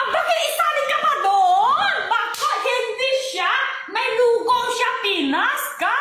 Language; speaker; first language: Filipino; non-native, learner; Chinese